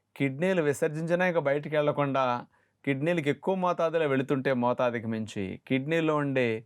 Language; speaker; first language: Telugu; native; Telugu